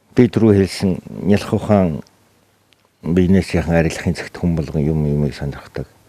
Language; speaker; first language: Mongolian; native; Mongolian